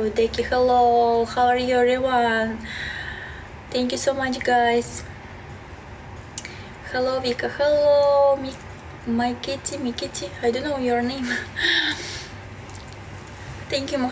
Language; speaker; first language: English; non-native, learner; Belarusian